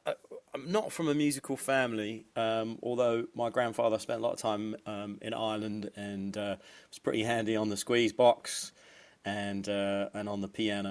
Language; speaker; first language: English; native; English